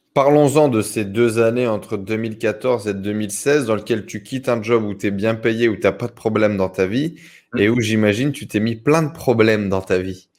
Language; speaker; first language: French; native; French